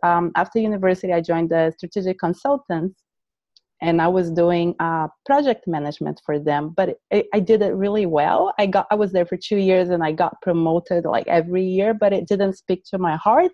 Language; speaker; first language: English; non-native, fluent; Portuguese